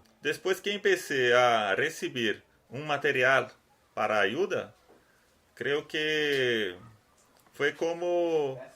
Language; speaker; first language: Spanish; non-native, learner; Portuguese